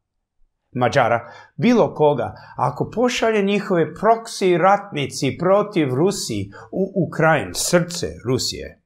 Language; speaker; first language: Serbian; early bilingual, heritage; English